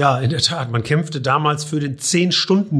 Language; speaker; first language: German; native; German